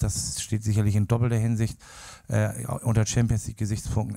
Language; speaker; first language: German; native; German